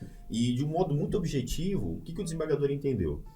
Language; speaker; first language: Portuguese; native; Portuguese